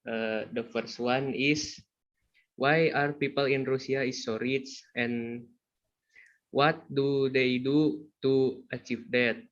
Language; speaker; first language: English; non-native, learner; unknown